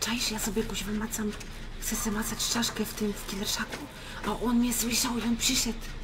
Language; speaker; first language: Polish; native; Polish